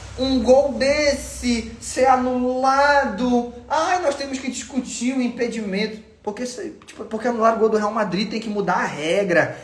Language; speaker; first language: Portuguese; native; Portuguese